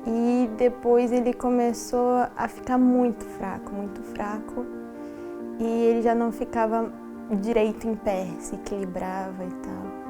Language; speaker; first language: Portuguese; early bilingual, heritage; Portuguese